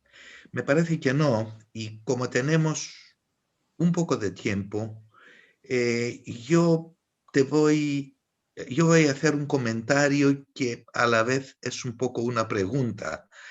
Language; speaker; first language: Spanish; non-native, fluent; Greek